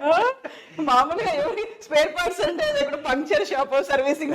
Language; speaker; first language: Telugu; native; Telugu